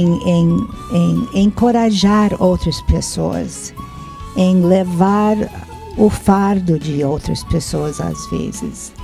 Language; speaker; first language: Portuguese; non-native, fluent; English